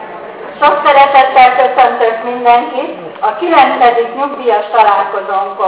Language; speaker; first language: Hungarian; native; Hungarian